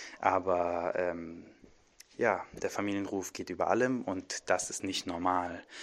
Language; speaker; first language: German; early bilingual, other home language; Arabic